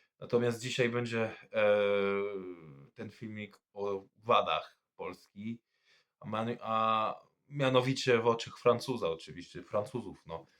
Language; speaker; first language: Polish; non-native, fluent; French